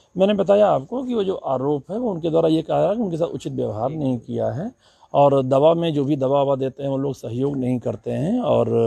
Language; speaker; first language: Hindi; native; Hindi